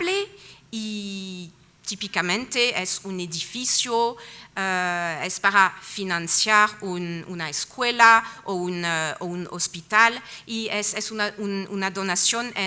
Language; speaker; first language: Spanish; non-native, fluent; French